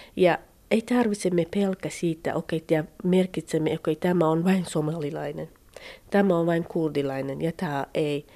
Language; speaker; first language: Finnish; non-native, learner; Central Kurdish